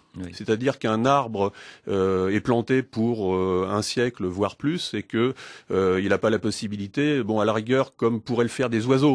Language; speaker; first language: French; native; French